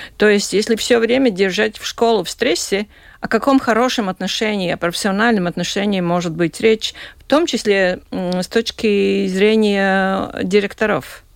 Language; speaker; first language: Russian; non-native, local second language; Latvian